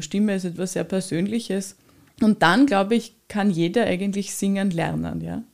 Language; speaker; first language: German; native; German